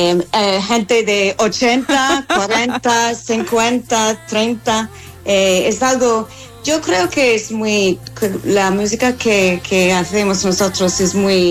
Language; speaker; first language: Spanish; non-native, fluent; English